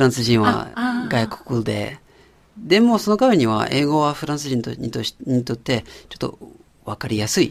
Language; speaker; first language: Japanese; non-native, learner; French